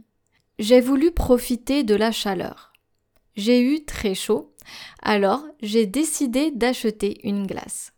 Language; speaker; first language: French; non-native, fluent; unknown